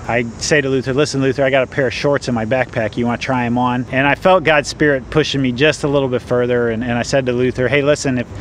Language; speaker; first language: English; native; English